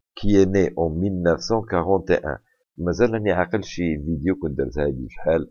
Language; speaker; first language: French; non-native, local second language; Arabic